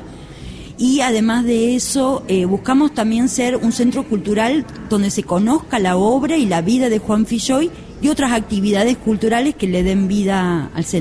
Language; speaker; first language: Spanish; native; Spanish